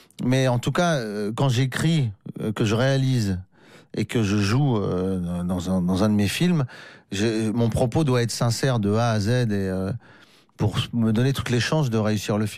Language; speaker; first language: French; native; French